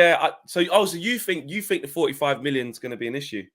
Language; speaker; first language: English; native; English